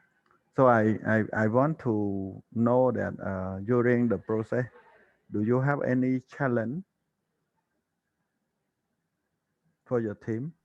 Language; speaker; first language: English; non-native, learner; Khmer